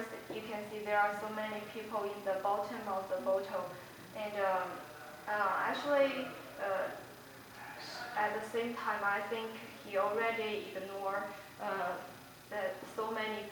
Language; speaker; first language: English; non-native, fluent; Chinese